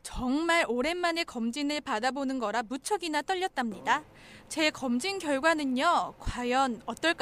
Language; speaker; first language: Korean; native; Korean